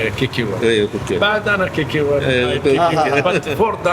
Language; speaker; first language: English; non-native, learner; Arabic